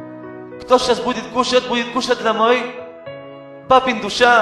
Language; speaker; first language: Russian; non-native, learner; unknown